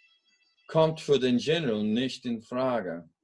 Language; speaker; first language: German; non-native, fluent; English